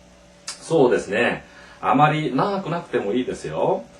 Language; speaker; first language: Japanese; non-native, fluent; Korean